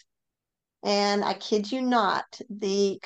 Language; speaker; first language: English; native; English